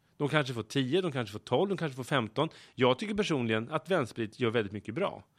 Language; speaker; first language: Swedish; native; Swedish